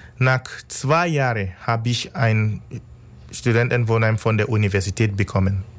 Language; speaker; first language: German; non-native, fluent; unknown